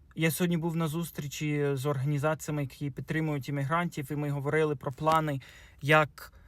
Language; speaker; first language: Ukrainian; early bilingual, heritage; Ukrainian